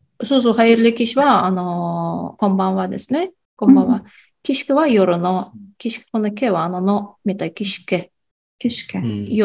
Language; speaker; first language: Japanese; non-native, fluent; Tatar